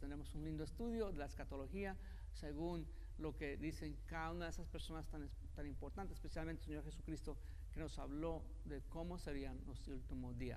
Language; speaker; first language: Spanish; native; Spanish